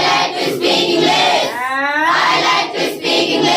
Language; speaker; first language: English; non-native, learner; Hindi